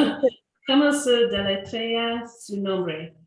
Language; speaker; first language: Spanish; non-native, learner; English